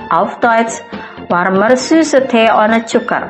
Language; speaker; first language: German; non-native, fluent; Indonesian